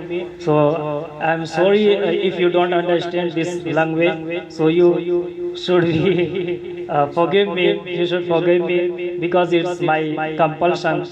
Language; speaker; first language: English; non-native, learner; Urdu